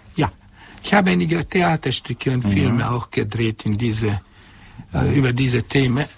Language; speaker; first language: German; non-native, learner; Hungarian